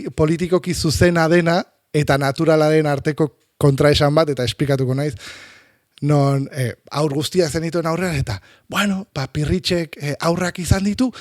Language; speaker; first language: Basque; native; Basque